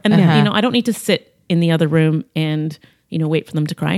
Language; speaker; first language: English; native; English